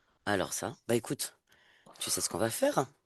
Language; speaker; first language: French; native; French